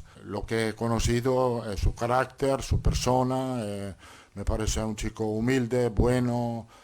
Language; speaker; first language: Spanish; non-native, fluent; Italian